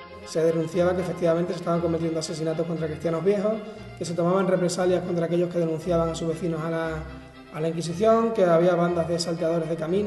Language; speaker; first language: Spanish; native; Spanish